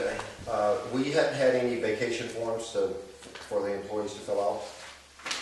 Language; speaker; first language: English; native; English